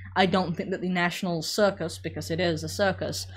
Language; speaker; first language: English; native; English